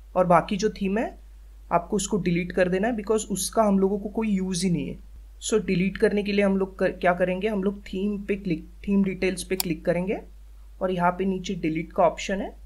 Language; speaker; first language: Hindi; native; Hindi